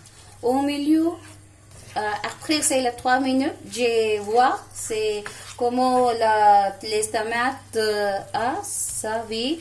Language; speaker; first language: French; non-native, learner; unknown